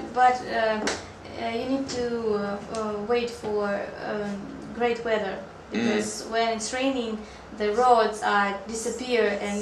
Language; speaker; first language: English; non-native, learner; Russian